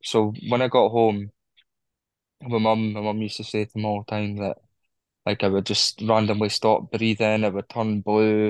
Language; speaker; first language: English; native; English